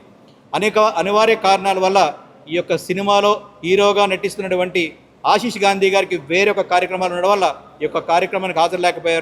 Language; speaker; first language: Telugu; native; Telugu